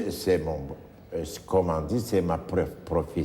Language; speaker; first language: French; non-native, fluent; Turkish